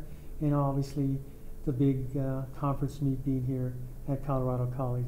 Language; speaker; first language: English; native; English